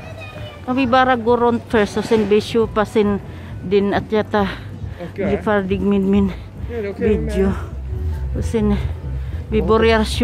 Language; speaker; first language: Swedish; non-native, learner; Filipino